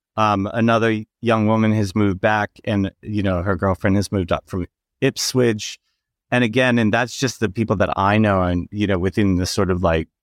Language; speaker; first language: English; native; English